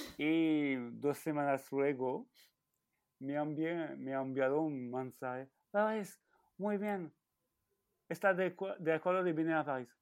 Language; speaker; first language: Spanish; non-native, learner; French